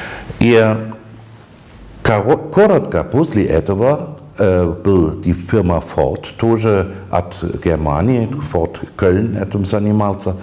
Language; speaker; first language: Russian; non-native, fluent; German